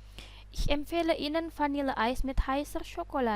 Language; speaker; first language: German; non-native, fluent; Indonesian